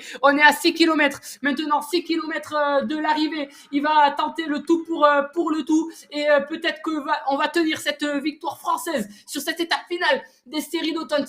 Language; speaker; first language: French; native; French